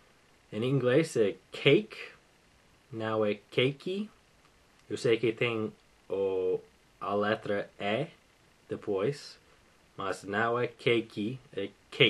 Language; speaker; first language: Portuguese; non-native, fluent; English